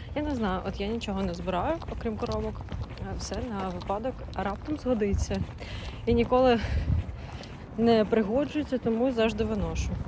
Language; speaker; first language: Ukrainian; non-native, local second language; Russian